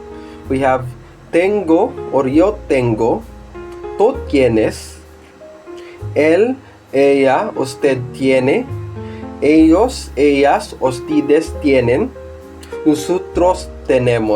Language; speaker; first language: Spanish; non-native, fluent; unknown